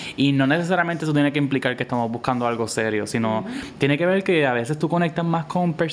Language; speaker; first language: Spanish; native; Spanish